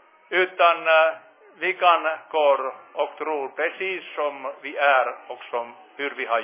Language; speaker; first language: Swedish; non-native, fluent; Finnish